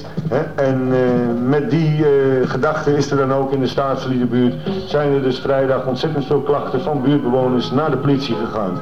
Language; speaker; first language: Dutch; native; Dutch